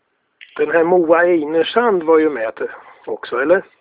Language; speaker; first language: Swedish; native; Swedish